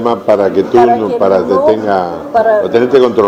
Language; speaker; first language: Spanish; native; Spanish